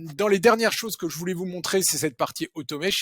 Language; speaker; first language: French; native; French